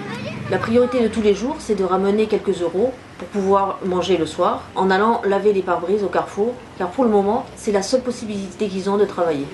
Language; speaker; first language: French; native; French